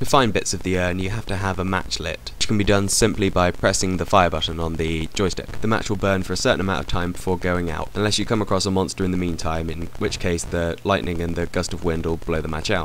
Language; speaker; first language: English; native; English